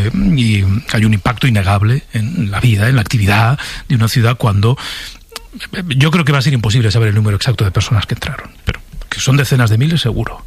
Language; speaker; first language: Spanish; native; Spanish